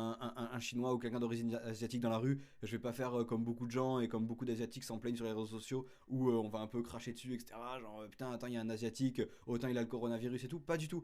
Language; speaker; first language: French; native; French